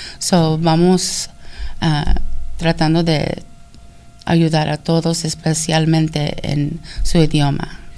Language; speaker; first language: Spanish; early bilingual, heritage; Spanish